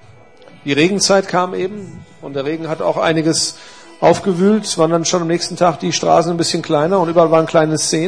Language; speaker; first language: German; native; German